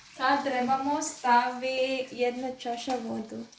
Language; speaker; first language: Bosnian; non-native, learner; Filipino